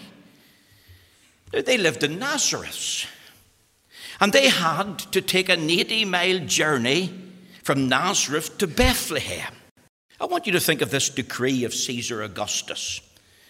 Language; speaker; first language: English; native; English